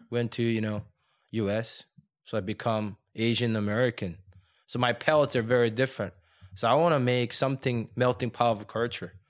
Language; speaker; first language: English; non-native, fluent; Korean